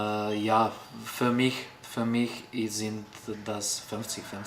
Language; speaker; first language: German; non-native, fluent; Slovak